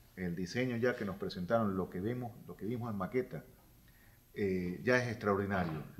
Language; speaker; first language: Spanish; native; Spanish